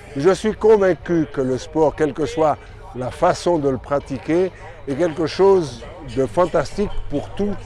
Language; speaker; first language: French; native; French